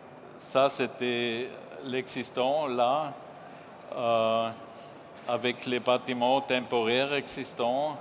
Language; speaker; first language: French; non-native, learner; German